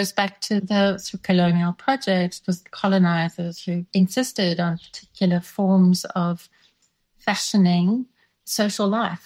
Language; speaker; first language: English; non-native, local second language; Dutch